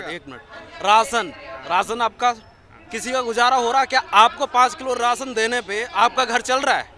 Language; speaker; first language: Hindi; native; Hindi